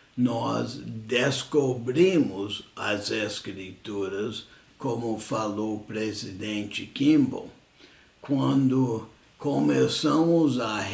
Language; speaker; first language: Portuguese; non-native, fluent; English